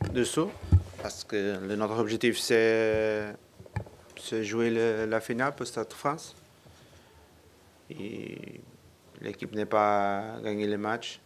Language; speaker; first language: French; non-native, learner; Portuguese